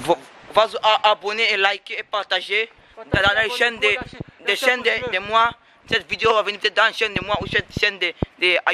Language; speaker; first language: French; non-native, local second language; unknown